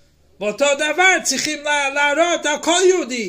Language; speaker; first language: Hebrew; non-native, fluent; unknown